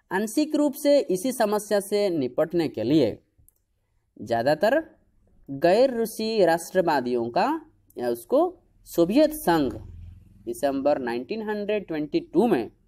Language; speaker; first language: Hindi; non-native, local second language; Odia